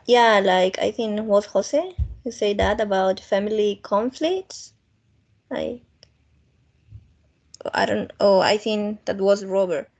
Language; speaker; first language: English; non-native, fluent; Spanish